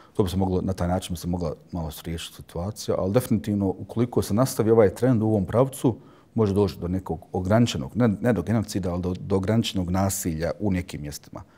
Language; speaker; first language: Bosnian; early bilingual, heritage; Bosnian